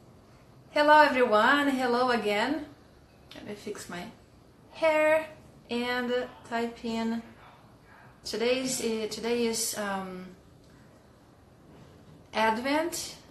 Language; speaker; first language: English; non-native, fluent; Portuguese